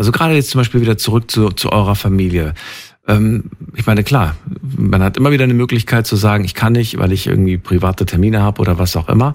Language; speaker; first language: German; native; German